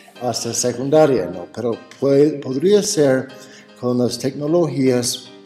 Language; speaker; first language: Spanish; non-native, fluent; English